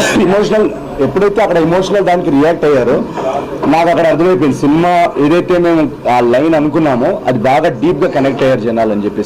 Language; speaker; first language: Telugu; native; Telugu